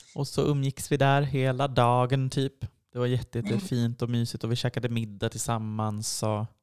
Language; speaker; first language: Swedish; native; Swedish